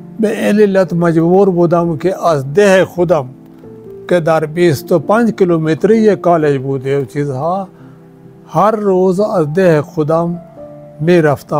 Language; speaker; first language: Persian; non-native, fluent; Punjabi